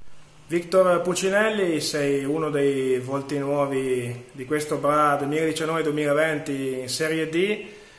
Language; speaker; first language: Italian; native; Italian